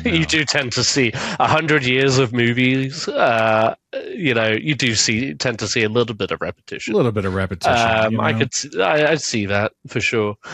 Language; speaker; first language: English; native; English